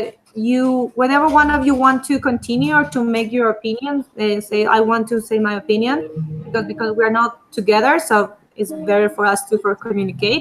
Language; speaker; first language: English; non-native, fluent; Spanish